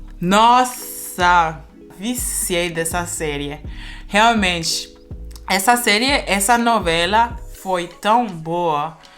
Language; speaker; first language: Portuguese; non-native, fluent; German